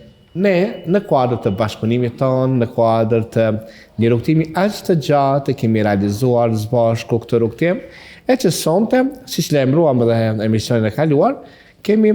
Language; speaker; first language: Albanian; native; Albanian